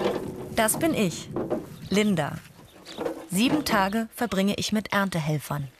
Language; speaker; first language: German; native; German